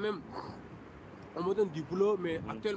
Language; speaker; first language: French; non-native, local second language; Wolof